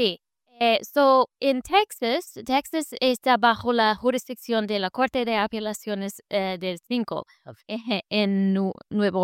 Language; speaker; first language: Spanish; non-native, fluent; English